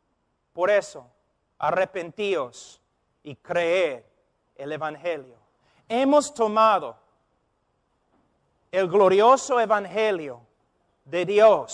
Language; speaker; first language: Spanish; non-native, fluent; English